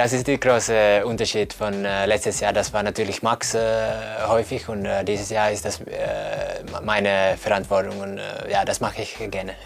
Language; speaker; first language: German; non-native, fluent; Finnish